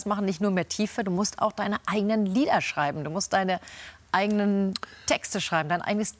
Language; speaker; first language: German; native; German